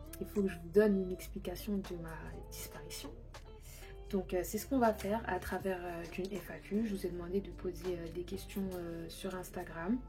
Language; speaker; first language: French; early bilingual, other home language; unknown